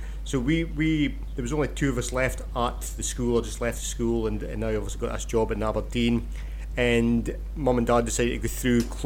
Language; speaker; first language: English; native; English